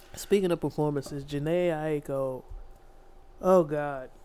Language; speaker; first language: English; native; English